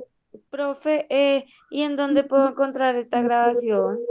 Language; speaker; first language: Spanish; native; Spanish